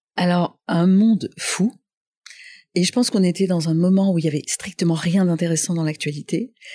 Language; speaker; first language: French; non-native, local second language; Arabic